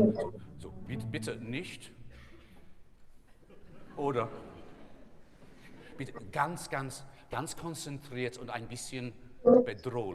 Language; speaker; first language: German; non-native, learner; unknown